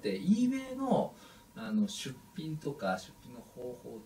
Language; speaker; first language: Japanese; native; Japanese